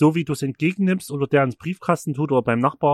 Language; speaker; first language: German; native; German